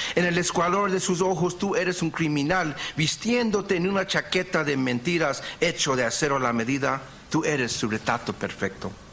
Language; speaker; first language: Spanish; early bilingual, heritage; Spanish